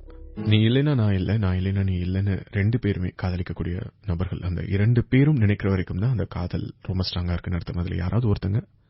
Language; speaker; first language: Tamil; native; Tamil